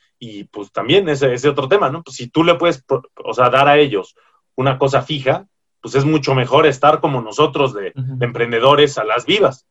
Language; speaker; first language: Spanish; native; Spanish